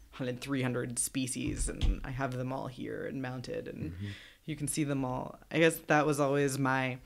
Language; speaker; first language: English; native; English